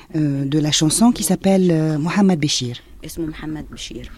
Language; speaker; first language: French; non-native, fluent; Arabic